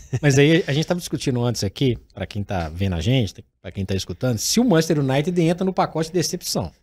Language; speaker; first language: Portuguese; native; Portuguese